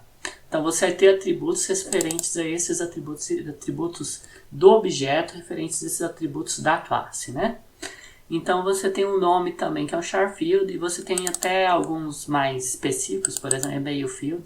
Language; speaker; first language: Portuguese; native; Portuguese